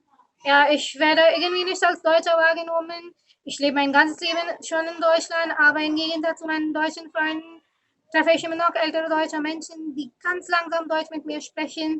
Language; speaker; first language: German; early bilingual, other home language; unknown